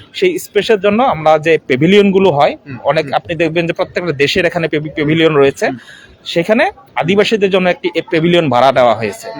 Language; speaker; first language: Bangla; non-native, local second language; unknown